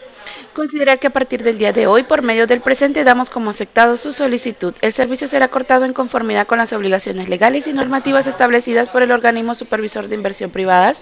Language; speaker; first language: Spanish; native; Spanish